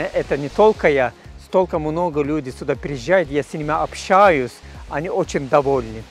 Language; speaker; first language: Russian; non-native, fluent; Turkish